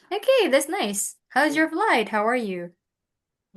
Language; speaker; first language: English; non-native, fluent; Indonesian